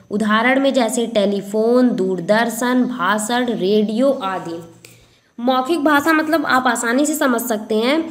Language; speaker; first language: Hindi; native; Hindi